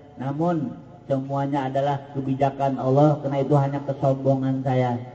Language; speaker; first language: Indonesian; non-native, local second language; Sundanese